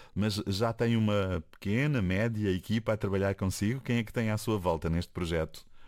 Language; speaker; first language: Portuguese; native; Portuguese